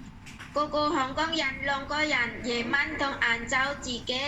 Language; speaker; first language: Cantonese; non-native, learner; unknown